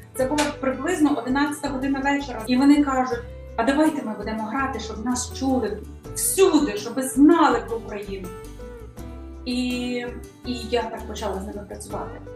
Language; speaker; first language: Ukrainian; native; Ukrainian